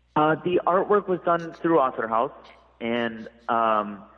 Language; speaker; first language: English; native; English